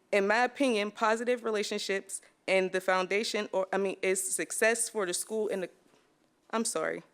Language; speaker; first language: English; native; English